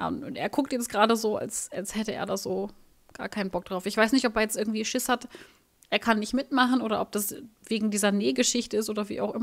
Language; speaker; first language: German; native; German